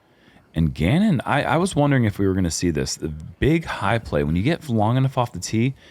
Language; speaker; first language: English; native; English